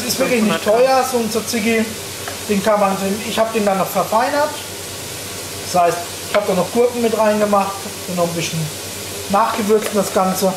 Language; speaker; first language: German; native; German